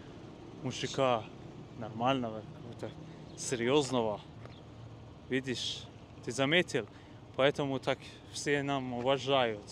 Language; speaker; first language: Russian; non-native, fluent; Persian